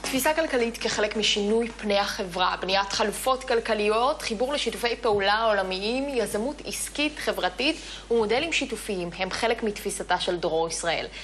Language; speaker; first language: Hebrew; native; Hebrew